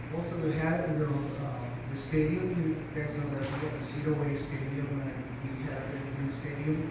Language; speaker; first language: English; non-native, fluent; Spanish